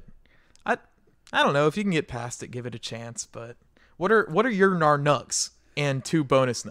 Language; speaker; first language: English; native; English